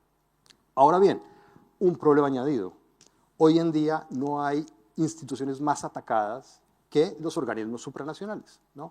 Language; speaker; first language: Spanish; native; Spanish